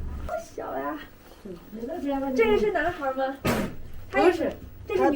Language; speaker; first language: Chinese; native; Chinese